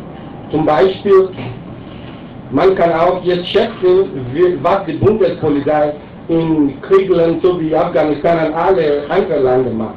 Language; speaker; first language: German; non-native, learner; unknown